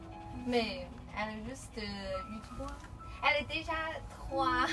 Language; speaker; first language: French; non-native, learner; Chinese